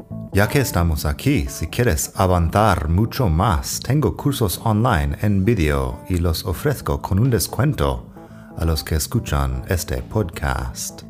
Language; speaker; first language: Spanish; non-native, fluent; English